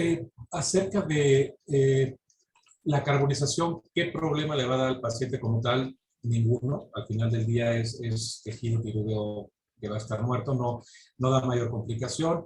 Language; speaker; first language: Spanish; native; Spanish